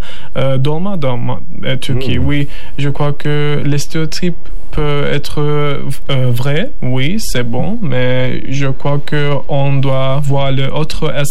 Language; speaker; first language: French; non-native, learner; Turkish